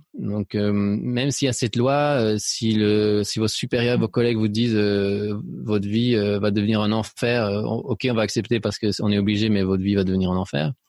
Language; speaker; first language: French; early bilingual, other home language; Spanish